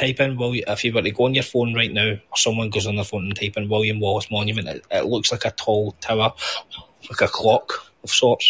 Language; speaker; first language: English; native; English